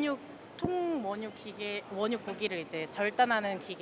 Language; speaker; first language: Korean; native; Korean